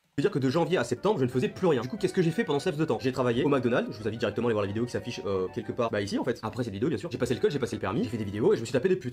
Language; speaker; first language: French; native; French